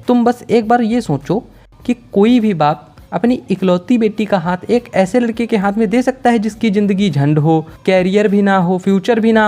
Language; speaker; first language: Hindi; native; Hindi